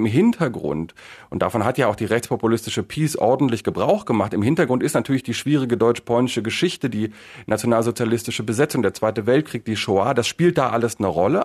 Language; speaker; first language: German; native; German